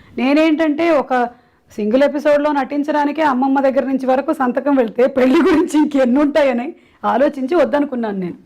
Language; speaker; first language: Telugu; non-native, local second language; Malayalam